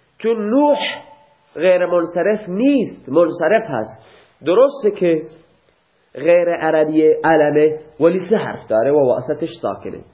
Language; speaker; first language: Persian; non-native, local second language; Baluchi